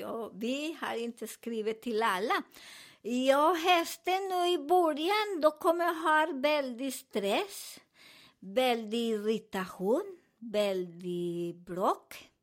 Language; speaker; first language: Swedish; non-native, learner; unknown